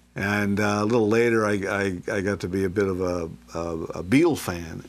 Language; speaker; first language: English; native; English